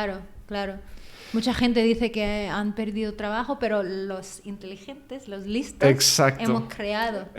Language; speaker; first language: Spanish; non-native, fluent; Filipino